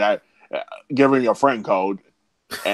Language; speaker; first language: English; native; English